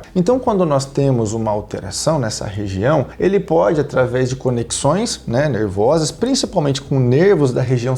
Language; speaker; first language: Portuguese; native; Portuguese